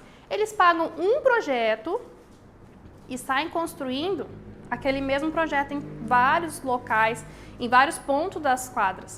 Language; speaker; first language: Portuguese; native; Portuguese